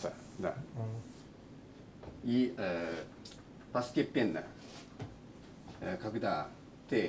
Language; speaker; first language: Russian; non-native, learner; Japanese